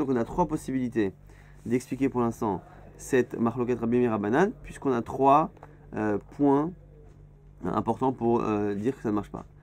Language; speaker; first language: French; native; French